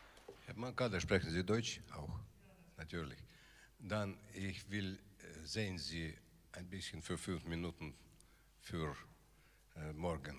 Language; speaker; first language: German; non-native, learner; Russian